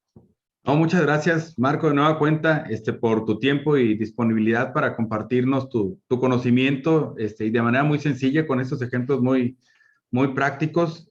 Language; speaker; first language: Spanish; native; Spanish